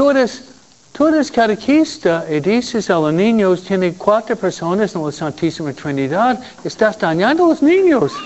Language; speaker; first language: Spanish; non-native, fluent; English